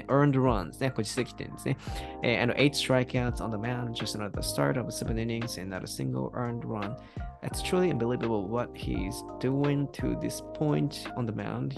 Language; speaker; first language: English; non-native, fluent; Japanese